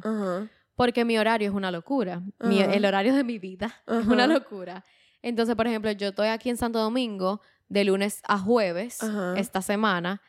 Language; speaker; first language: Spanish; native; Spanish